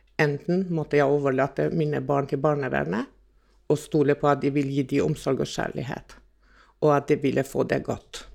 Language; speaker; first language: Norwegian; non-native, fluent; Albanian